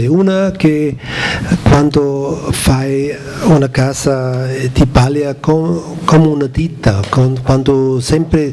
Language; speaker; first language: Italian; non-native, learner; German